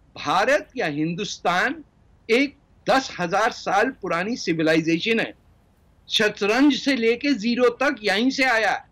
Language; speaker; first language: Urdu; non-native, local second language; Punjabi